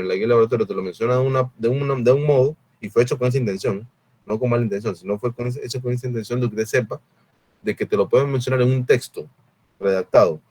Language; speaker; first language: Spanish; native; Spanish